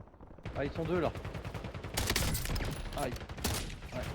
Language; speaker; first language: French; native; French